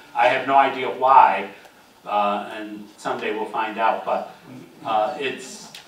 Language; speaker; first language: English; native; English